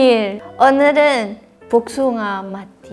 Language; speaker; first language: Korean; non-native, learner; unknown